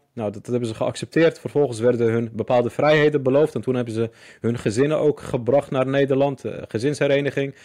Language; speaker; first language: Dutch; early bilingual, other home language; Arabic